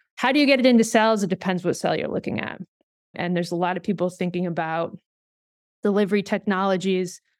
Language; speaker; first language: English; native; English